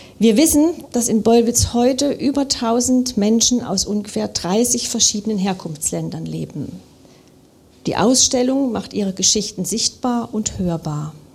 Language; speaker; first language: German; native; German